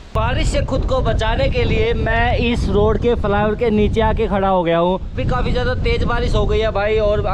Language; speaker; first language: Hindi; native; Hindi